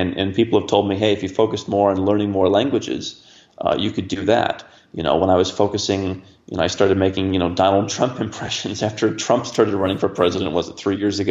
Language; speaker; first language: English; native; English